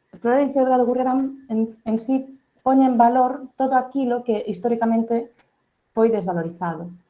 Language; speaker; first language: Galician; early bilingual, heritage; Catalan